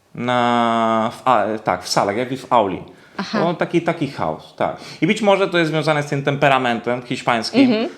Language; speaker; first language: Polish; non-native, fluent; Spanish